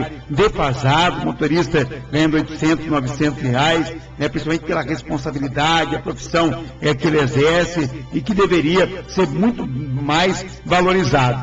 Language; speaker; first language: Portuguese; native; Portuguese